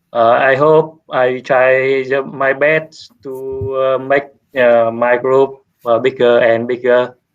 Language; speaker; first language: English; non-native, learner; Vietnamese